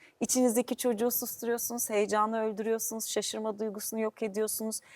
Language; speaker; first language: Turkish; native; Turkish